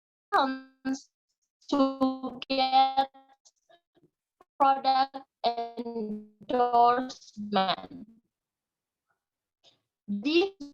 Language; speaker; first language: English; non-native, learner; Indonesian